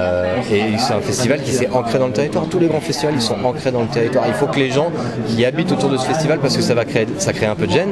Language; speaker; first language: French; native; French